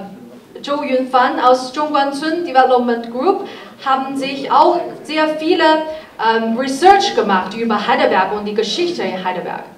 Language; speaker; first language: German; non-native, fluent; Chinese